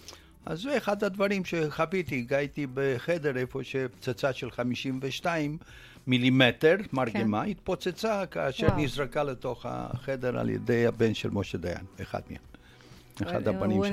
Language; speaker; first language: Hebrew; non-native, fluent; Romanian